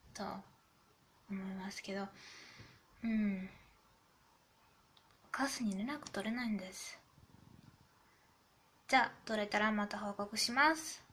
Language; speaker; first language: Japanese; non-native, fluent; German